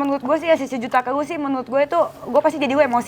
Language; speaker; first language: Indonesian; native; Indonesian